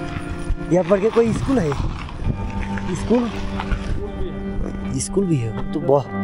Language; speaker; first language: Hindi; non-native, learner; Bangla